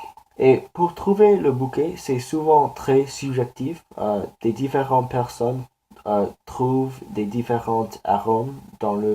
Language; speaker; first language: French; non-native, learner; English